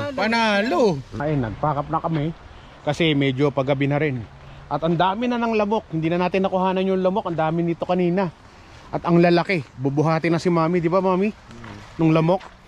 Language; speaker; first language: Filipino; non-native, local second language; Iloko